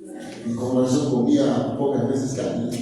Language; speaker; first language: Spanish; native; Spanish